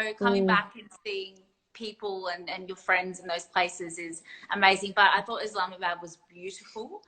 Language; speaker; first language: English; native; English